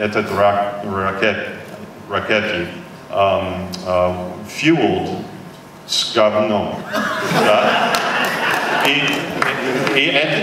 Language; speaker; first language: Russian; non-native, learner; English